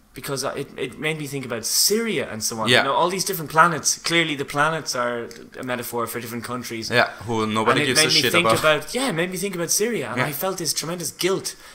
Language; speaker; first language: English; native; English